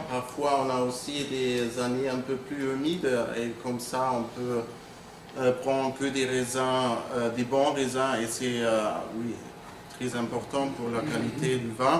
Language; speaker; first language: French; non-native, fluent; German